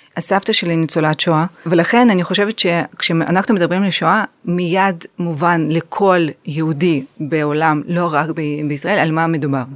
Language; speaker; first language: Hebrew; non-native, fluent; Russian